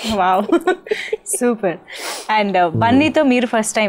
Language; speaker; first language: Telugu; native; Telugu